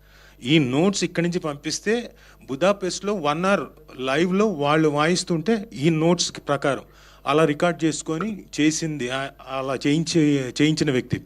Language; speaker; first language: Telugu; native; Telugu